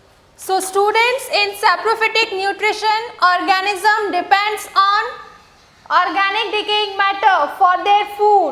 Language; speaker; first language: English; non-native, local second language; Hindi